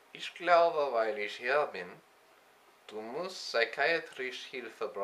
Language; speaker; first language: German; non-native, learner; English